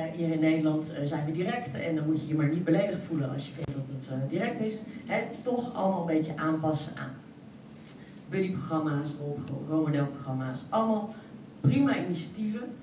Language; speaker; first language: Dutch; early bilingual, other home language; French